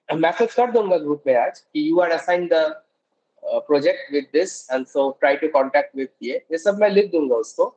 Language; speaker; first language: Hindi; non-native, local second language; Bangla